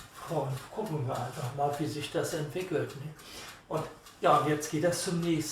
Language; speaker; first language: German; native; German